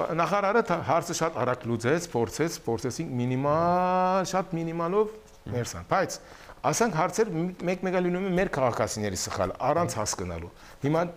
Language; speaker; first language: Armenian; early bilingual, heritage; Armenian